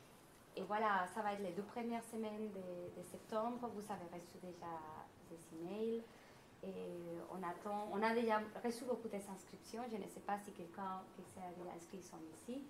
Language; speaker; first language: French; non-native, fluent; Spanish